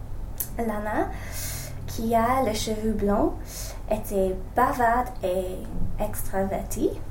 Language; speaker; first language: French; non-native, learner; English